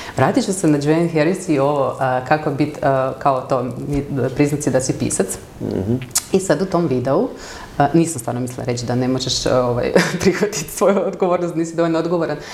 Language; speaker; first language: Serbian; native; Serbian